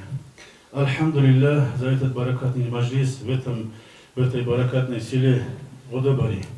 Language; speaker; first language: Russian; non-native, local second language; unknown